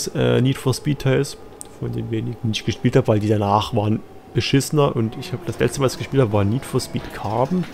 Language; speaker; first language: German; native; German